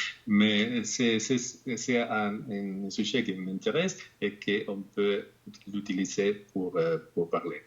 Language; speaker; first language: French; non-native, fluent; Spanish